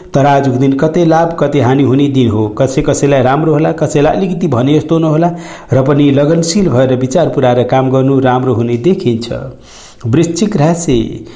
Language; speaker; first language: Nepali; native; Nepali